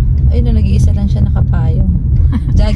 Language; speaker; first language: Filipino; native; Filipino